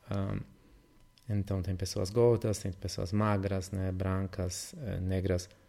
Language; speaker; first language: Portuguese; non-native, fluent; Polish